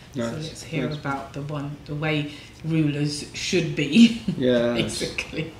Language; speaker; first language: English; native; English